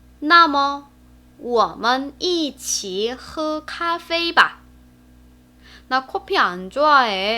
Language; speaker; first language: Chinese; non-native, fluent; Korean